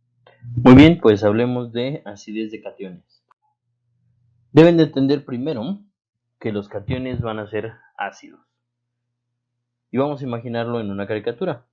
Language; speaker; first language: Spanish; native; Spanish